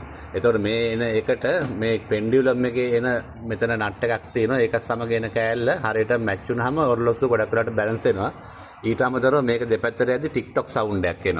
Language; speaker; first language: Sinhala; native; Sinhala